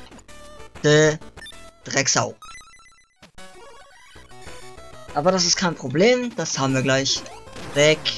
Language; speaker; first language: German; native; German